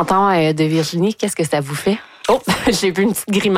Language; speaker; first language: French; native; French